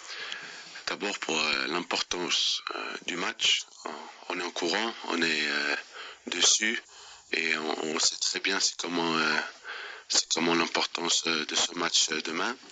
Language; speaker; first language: French; non-native, fluent; Danish